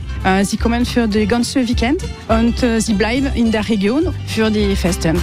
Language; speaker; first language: German; non-native, learner; French